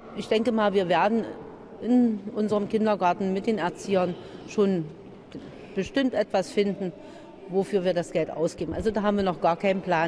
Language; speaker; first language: German; native; German